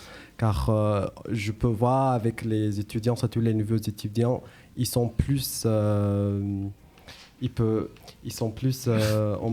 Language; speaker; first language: French; non-native, learner; English